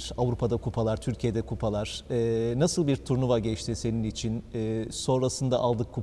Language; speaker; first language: Turkish; native; Turkish